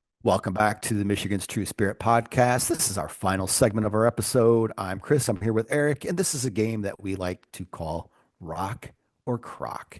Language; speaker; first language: English; native; English